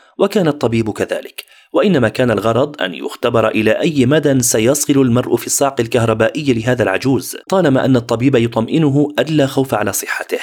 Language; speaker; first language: Arabic; native; Arabic